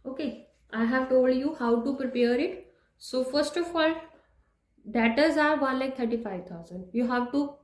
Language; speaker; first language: English; non-native, local second language; Punjabi